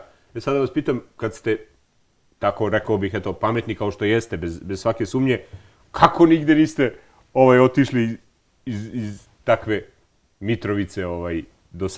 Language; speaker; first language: Bosnian; native; Bosnian